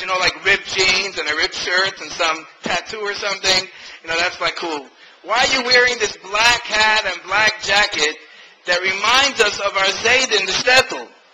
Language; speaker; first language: English; native; English